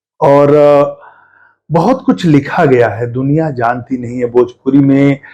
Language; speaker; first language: Hindi; non-native, local second language; Bhojpuri